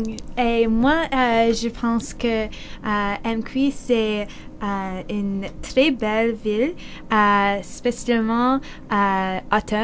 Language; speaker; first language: French; non-native, learner; English